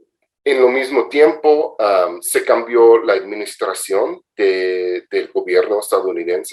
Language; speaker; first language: Spanish; non-native, fluent; English